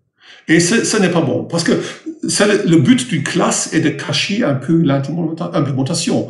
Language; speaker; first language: French; non-native, fluent; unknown